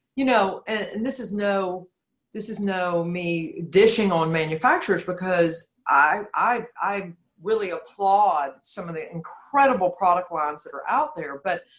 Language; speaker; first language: English; native; English